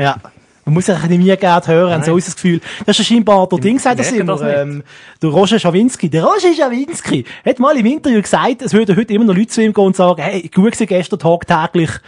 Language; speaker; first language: German; native; German